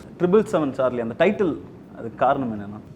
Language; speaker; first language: Tamil; native; Tamil